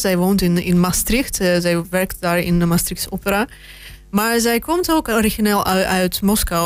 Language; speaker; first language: Dutch; non-native, fluent; Russian